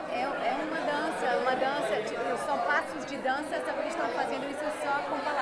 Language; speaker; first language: Portuguese; non-native, fluent; English